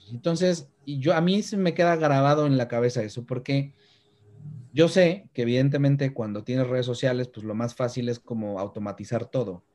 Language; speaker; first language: Spanish; native; Spanish